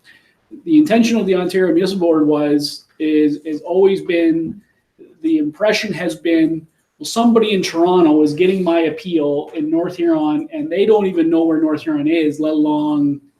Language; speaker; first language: English; native; English